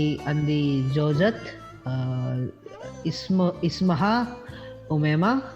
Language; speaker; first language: Arabic; non-native, learner; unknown